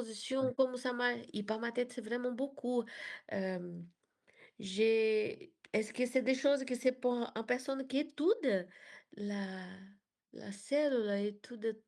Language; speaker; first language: French; non-native, learner; Portuguese